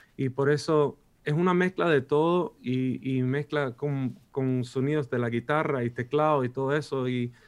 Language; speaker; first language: Spanish; non-native, fluent; Swedish